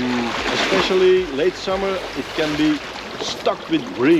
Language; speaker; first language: English; non-native, fluent; Dutch